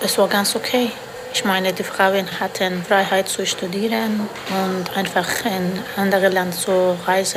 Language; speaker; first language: German; non-native, fluent; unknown